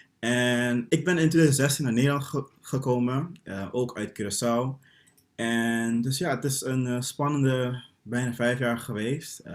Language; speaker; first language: Dutch; non-native, local second language; Papiamento